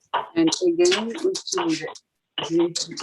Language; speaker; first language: English; non-native, fluent; Bangla